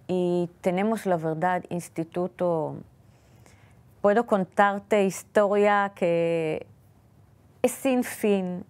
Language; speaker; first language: Spanish; non-native, fluent; Hebrew